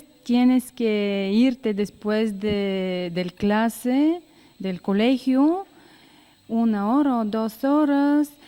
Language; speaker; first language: Spanish; non-native, learner; Bulgarian